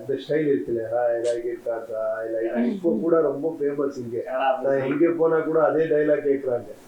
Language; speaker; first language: Tamil; non-native, learner; Kannada